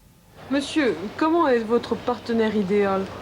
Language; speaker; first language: French; native; French